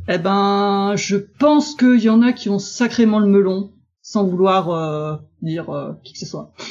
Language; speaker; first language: French; native; French